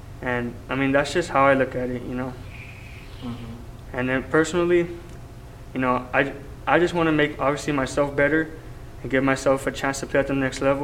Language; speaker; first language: English; native; English